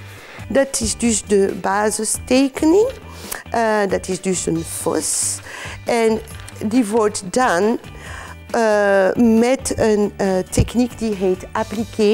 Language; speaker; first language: Dutch; non-native, fluent; French